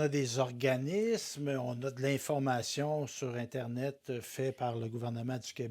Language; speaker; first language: French; native; French